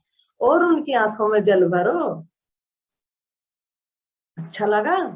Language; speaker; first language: Hindi; native; Hindi